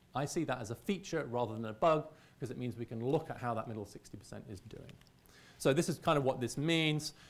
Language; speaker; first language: English; native; English